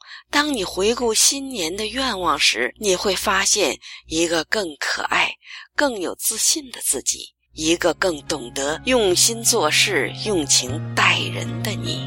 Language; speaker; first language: Chinese; native; Chinese